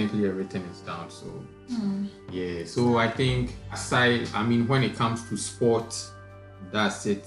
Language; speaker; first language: English; non-native, local second language; Akan